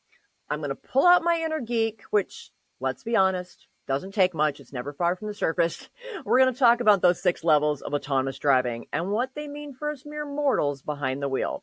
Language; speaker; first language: English; native; English